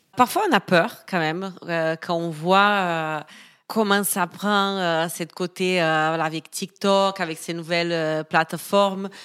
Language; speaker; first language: French; non-native, fluent; Portuguese